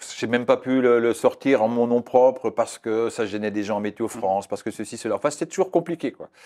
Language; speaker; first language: French; native; French